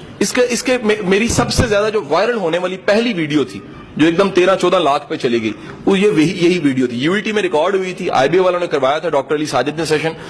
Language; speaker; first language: Urdu; non-native, local second language; Punjabi